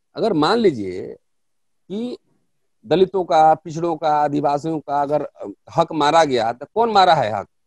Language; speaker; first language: Hindi; native; Hindi